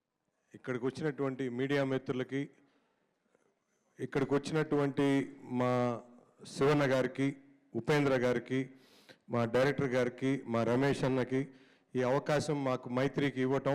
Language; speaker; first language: Telugu; native; Telugu